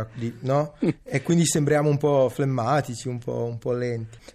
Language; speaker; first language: Italian; early bilingual, other home language; Serbian